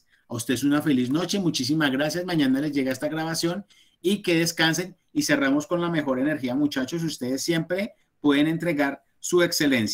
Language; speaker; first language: Spanish; native; Spanish